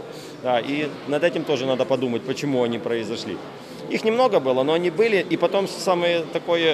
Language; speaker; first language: Russian; native; Russian